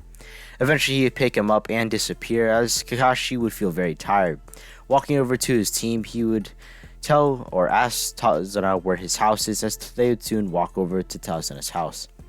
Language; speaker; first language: English; native; English